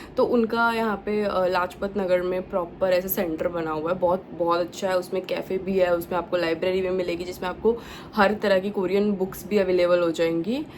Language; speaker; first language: Hindi; non-native, local second language; Punjabi